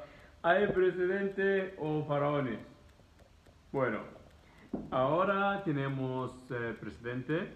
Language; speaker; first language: Spanish; non-native, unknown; Arabic